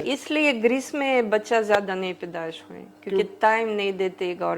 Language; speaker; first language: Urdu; early bilingual, heritage; Greek